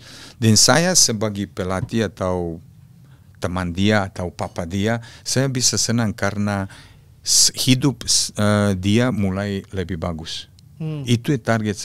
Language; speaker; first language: Indonesian; non-native, fluent; Serbian